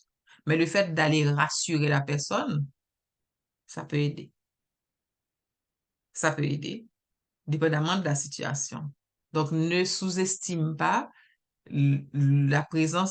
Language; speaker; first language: French; native; French